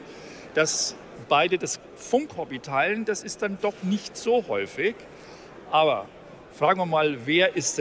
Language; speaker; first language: German; native; German